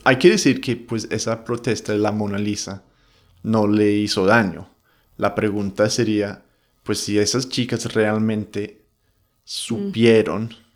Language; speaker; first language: Spanish; non-native, fluent; English